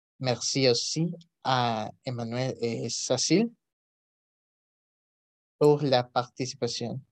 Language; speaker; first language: French; non-native, learner; Spanish